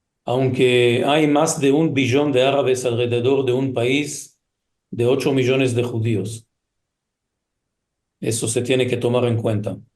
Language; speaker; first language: Spanish; early bilingual, heritage; Hebrew